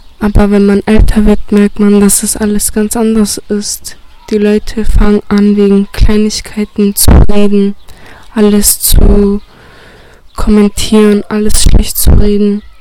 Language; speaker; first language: German; early bilingual, other home language; Romany